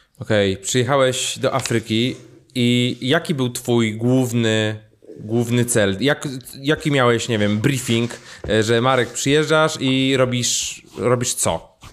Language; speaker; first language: Polish; native; Polish